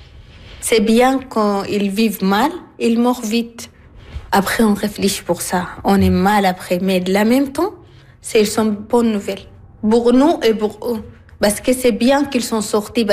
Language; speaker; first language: French; non-native, learner; Arabic